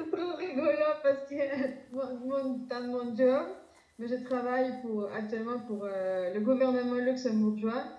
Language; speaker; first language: French; non-native, fluent; Spanish